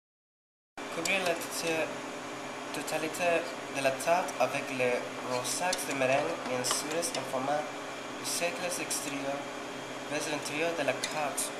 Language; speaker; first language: French; non-native, learner; Spanish